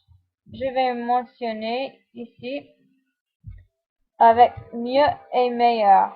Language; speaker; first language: French; non-native, fluent; English